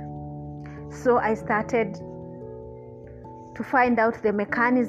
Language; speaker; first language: English; non-native, local second language; Kikuyu